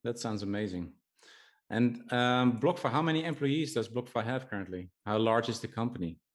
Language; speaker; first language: English; non-native, fluent; Dutch